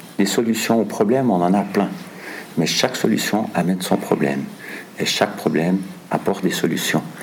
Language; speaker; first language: French; non-native, local second language; German